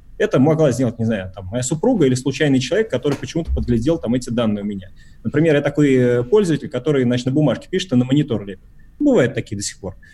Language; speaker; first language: Russian; native; Russian